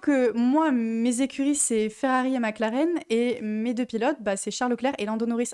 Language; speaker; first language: French; native; French